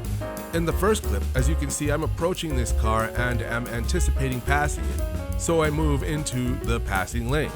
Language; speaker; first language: English; native; English